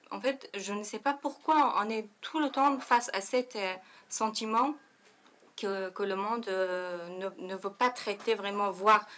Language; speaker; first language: French; non-native, fluent; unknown